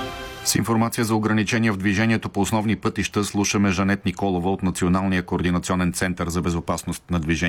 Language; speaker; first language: Bulgarian; native; Bulgarian